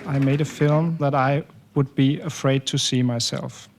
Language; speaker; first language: English; non-native, fluent; Danish